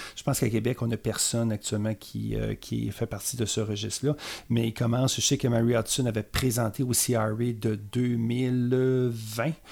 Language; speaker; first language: French; native; French